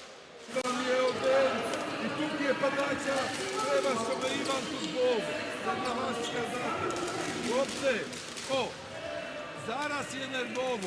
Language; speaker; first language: Ukrainian; non-native, learner; Polish